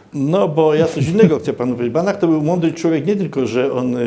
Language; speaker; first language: Polish; native; Polish